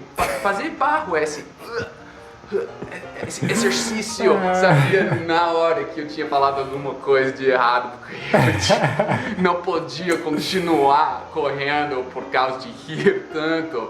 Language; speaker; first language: Portuguese; non-native, fluent; English